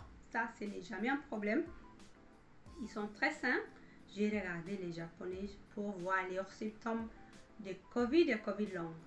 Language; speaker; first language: French; non-native, fluent; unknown